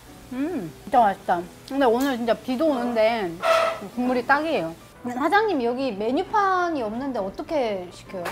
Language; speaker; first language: Korean; non-native, fluent; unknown